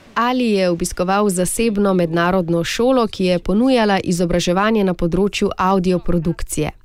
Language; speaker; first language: Slovenian; native; Slovenian